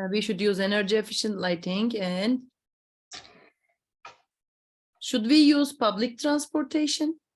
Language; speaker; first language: English; non-native, fluent; Turkish